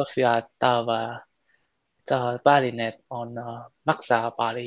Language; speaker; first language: Finnish; non-native, learner; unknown